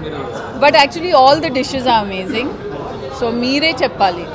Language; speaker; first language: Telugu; non-native, learner; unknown